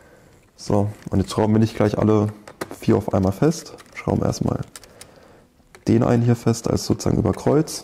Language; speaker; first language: German; native; German